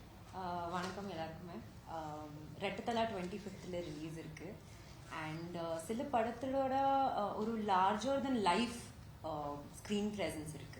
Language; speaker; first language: Tamil; non-native, learner; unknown